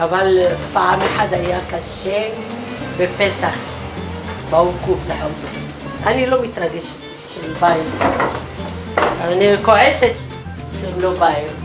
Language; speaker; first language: Hebrew; early bilingual, other home language; Arabic